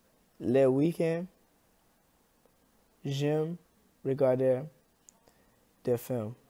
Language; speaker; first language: French; non-native, learner; English